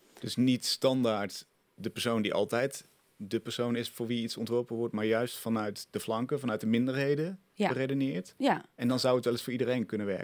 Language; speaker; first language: Dutch; native; Dutch